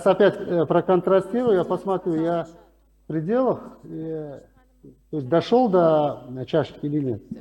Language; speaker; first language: Russian; non-native, local second language; Uzbek